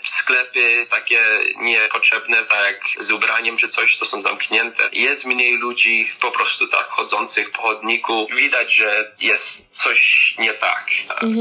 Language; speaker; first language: Polish; early bilingual, heritage; Polish